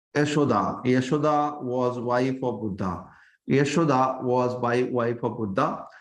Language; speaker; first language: English; non-native, local second language; Marathi